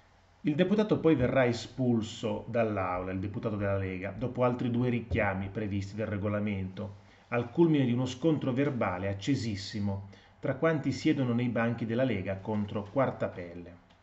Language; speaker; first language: Italian; native; Italian